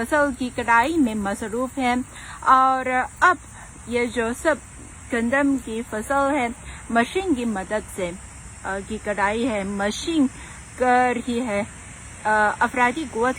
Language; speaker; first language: Urdu; non-native, fluent; Chinese